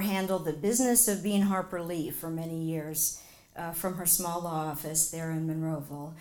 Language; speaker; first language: English; native; English